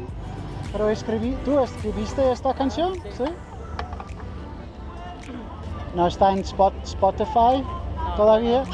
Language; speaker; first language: Spanish; non-native, learner; English